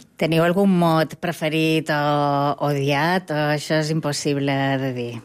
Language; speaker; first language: Catalan; native; Catalan